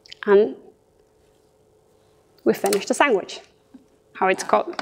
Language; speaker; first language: English; non-native, fluent; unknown